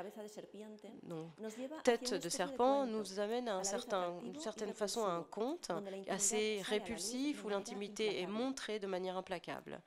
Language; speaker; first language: French; non-native, fluent; Spanish